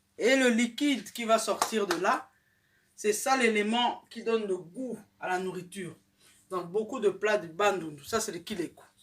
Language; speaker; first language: French; non-native, local second language; Lingala